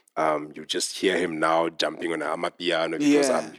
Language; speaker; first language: English; non-native, local second language; Southern Sotho